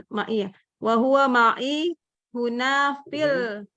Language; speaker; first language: Arabic; non-native, learner; Indonesian